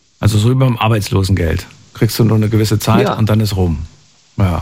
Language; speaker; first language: German; native; German